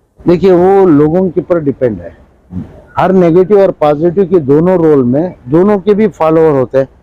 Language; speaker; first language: Hindi; non-native, local second language; Urdu